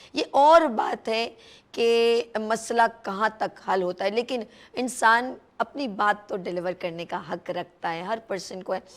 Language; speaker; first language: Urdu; native; Urdu